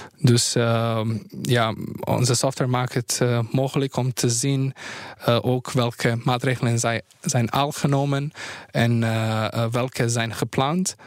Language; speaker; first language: Dutch; non-native, fluent; Bosnian